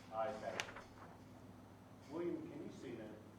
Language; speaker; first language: English; native; English